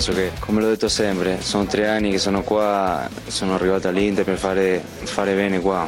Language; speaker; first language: Italian; non-native, fluent; Spanish